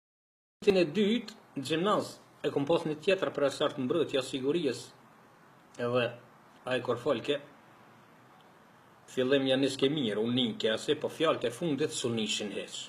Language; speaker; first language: Albanian; native; Albanian